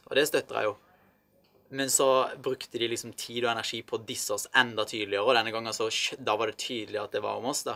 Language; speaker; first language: Norwegian; early bilingual, other home language; Arabic